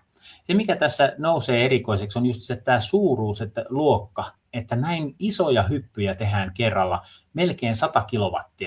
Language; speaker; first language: Finnish; native; Finnish